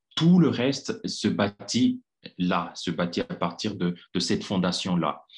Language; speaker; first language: French; non-native, local second language; Kinyarwanda